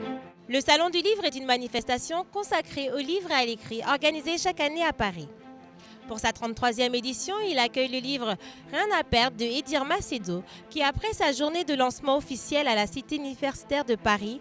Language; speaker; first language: French; native; French